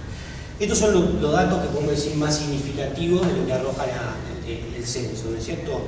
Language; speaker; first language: Spanish; native; Spanish